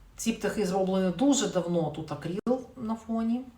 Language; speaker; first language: Ukrainian; non-native, local second language; Russian